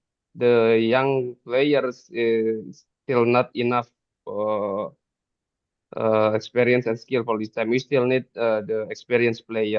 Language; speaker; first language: English; non-native, fluent; Indonesian